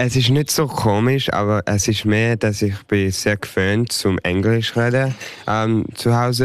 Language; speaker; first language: German; early bilingual, heritage; English